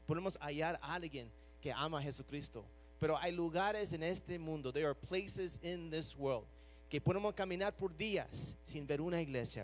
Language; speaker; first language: Spanish; non-native, fluent; English